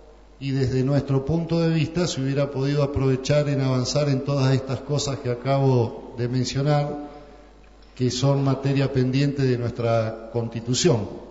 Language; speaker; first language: Spanish; native; Spanish